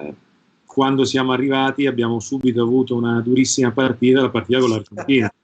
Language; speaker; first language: Italian; native; Italian